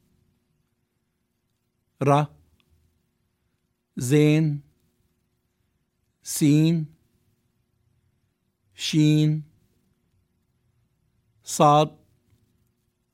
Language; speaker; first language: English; non-native, fluent; Arabic